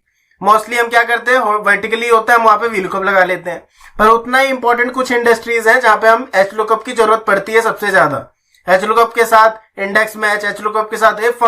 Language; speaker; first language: Hindi; native; Hindi